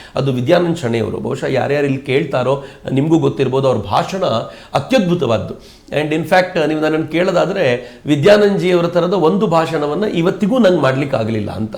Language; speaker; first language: Kannada; native; Kannada